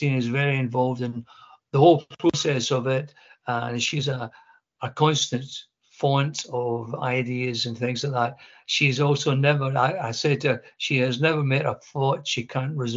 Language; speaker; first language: English; native; English